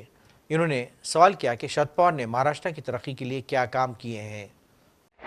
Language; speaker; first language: Hindi; native; Hindi